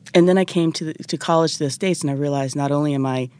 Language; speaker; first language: English; early bilingual, other home language; Japanese